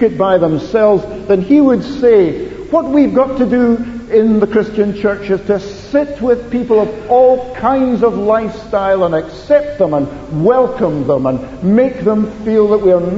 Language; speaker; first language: English; native; English